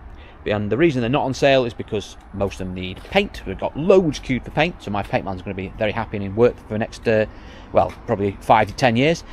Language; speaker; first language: English; native; English